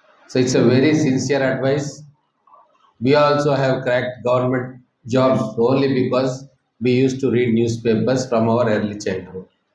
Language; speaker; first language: English; non-native, local second language; Telugu